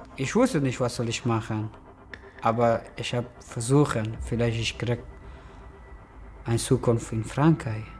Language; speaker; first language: German; non-native, learner; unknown